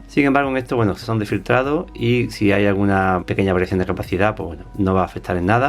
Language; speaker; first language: Spanish; native; Spanish